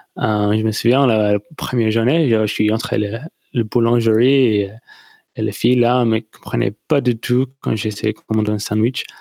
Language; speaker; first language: French; non-native, learner; English